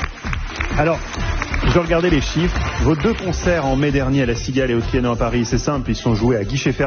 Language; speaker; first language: French; native; French